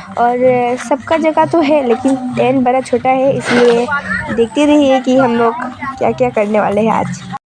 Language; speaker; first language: Hindi; non-native, local second language; Manipuri